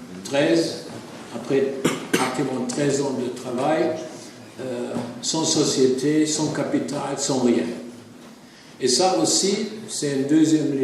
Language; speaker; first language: French; non-native, fluent; German